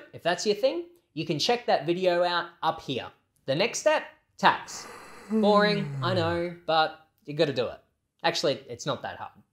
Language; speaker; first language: English; native; English